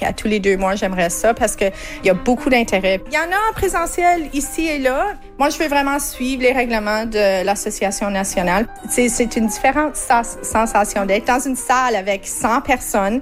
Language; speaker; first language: French; native; French